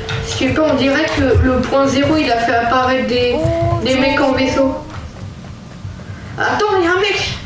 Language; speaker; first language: French; native; French